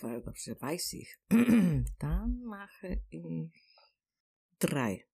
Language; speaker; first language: German; non-native, learner; Polish